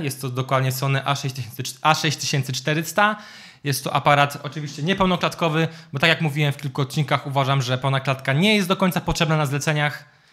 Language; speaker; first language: Polish; native; Polish